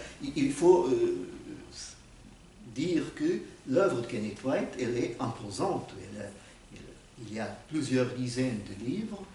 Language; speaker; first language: French; non-native, fluent; Portuguese